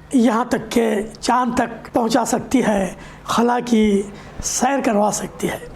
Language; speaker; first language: Urdu; native; Urdu